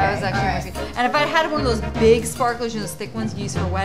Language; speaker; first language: English; native; English